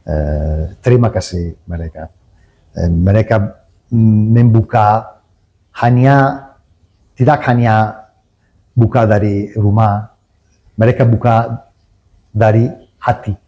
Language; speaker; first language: Indonesian; non-native, learner; Italian